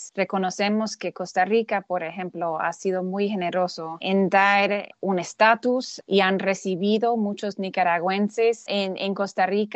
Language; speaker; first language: Spanish; non-native, fluent; English